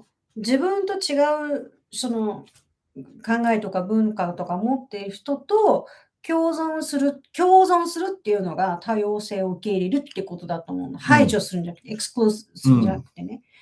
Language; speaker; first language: Japanese; native; Japanese